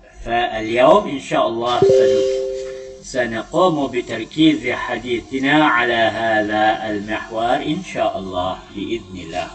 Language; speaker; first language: Arabic; non-native, fluent; Malay